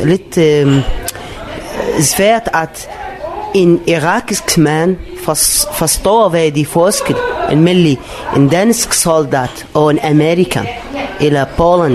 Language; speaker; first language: Danish; non-native, learner; Arabic